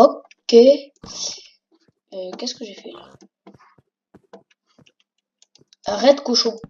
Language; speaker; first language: French; native; French